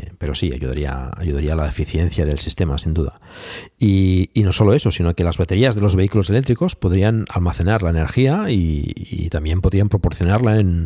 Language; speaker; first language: Spanish; native; Spanish